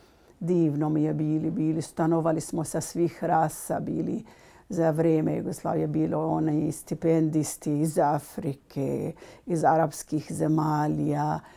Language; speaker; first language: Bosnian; non-native, learner; Arabic